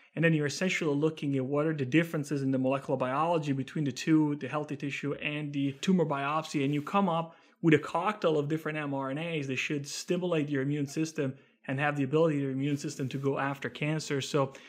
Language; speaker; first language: English; non-native, fluent; Italian